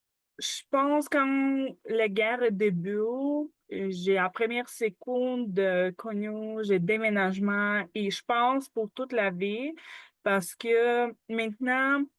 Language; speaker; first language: French; non-native, learner; Ukrainian